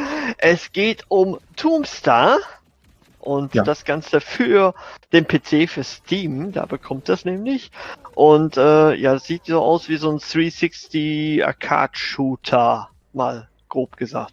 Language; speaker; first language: German; native; German